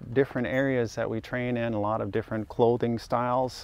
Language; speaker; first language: English; native; English